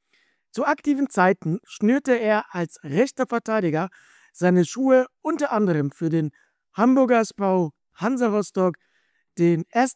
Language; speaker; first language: German; native; German